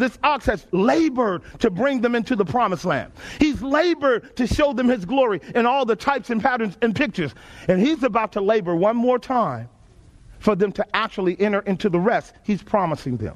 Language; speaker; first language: English; native; English